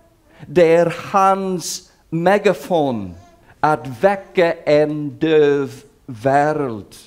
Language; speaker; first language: Swedish; non-native, fluent; English